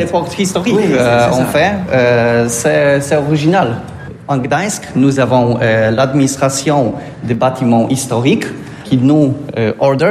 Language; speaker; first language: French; non-native, learner; Polish